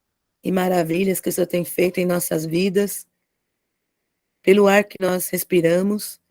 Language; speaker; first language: Portuguese; native; Portuguese